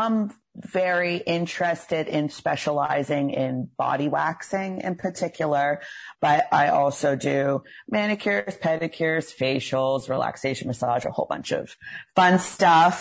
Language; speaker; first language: English; native; English